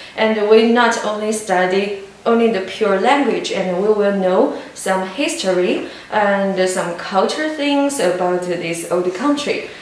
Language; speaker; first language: English; non-native, learner; Chinese